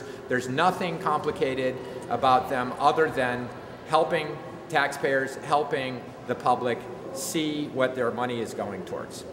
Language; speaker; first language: English; native; English